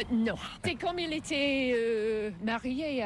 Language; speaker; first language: French; non-native, learner; English